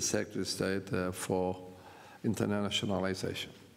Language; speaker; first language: English; non-native, fluent; Portuguese